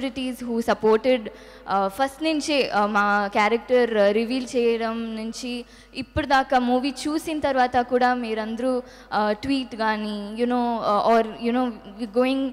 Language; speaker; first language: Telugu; non-native, local second language; Tamil